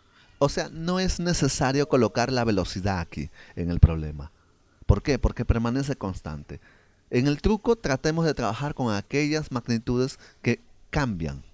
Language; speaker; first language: Spanish; native; Spanish